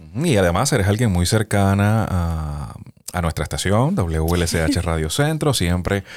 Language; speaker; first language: Spanish; native; Spanish